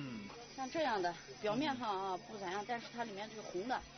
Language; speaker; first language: Chinese; native; Chinese